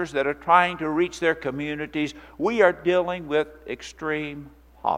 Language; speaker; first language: English; native; English